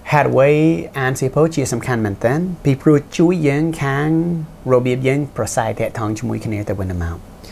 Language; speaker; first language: Khmer; non-native, fluent; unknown